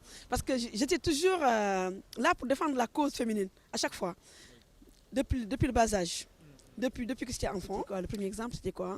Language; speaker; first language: French; non-native, local second language; Wolof